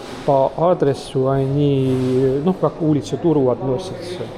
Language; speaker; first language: Russian; non-native, local second language; Estonian